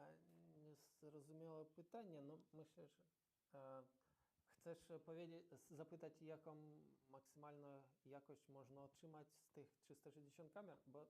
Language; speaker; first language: Polish; non-native, learner; Ukrainian